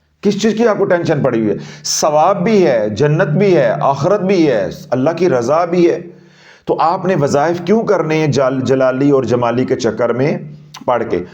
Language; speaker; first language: Urdu; non-native, local second language; Punjabi